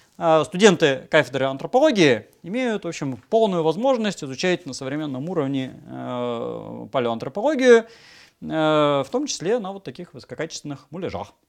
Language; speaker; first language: Russian; native; Russian